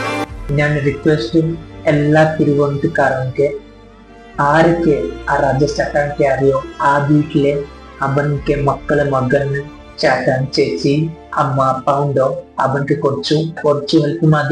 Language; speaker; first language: Malayalam; non-native, learner; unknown